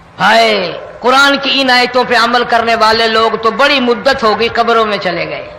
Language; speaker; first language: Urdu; non-native, local second language; Saraiki